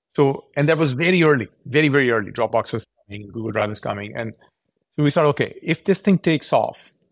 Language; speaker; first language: English; non-native, local second language; Urdu